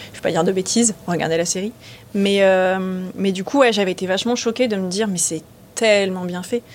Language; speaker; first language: French; native; French